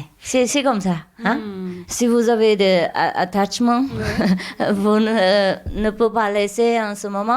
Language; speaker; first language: French; non-native, learner; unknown